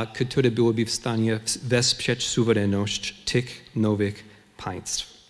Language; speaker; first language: Polish; non-native, fluent; English